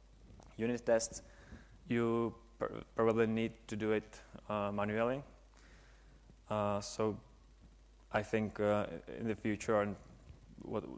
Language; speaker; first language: English; non-native, fluent; Czech